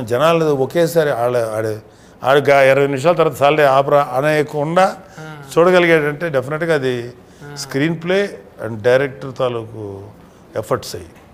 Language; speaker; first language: Telugu; native; Telugu